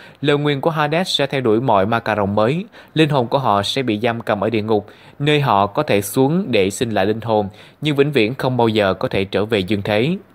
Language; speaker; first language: Vietnamese; native; Vietnamese